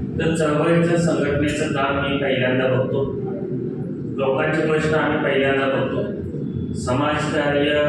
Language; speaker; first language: Marathi; native; Marathi